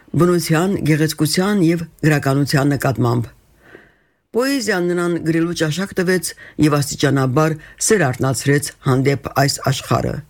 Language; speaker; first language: Armenian; native; Armenian